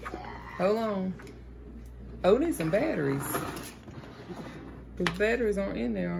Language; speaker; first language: English; native; English